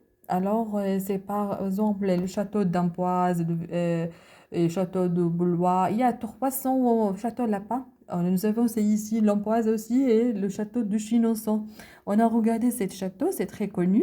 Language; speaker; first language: French; non-native, learner; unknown